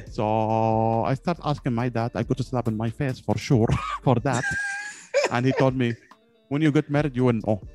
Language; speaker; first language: English; non-native, learner; Arabic